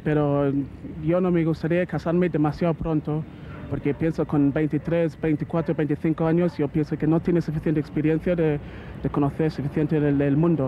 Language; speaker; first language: Spanish; non-native, learner; English